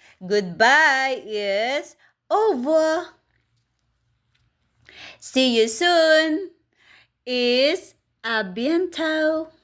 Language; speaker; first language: French; non-native, learner; Filipino